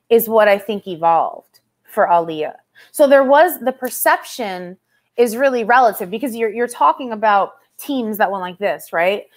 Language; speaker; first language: English; native; English